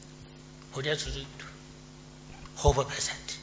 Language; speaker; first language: Hungarian; non-native, fluent; English